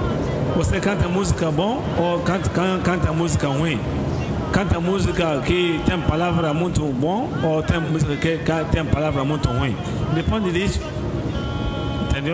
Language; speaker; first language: Portuguese; non-native, learner; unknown